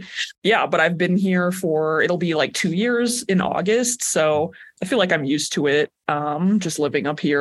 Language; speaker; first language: English; native; English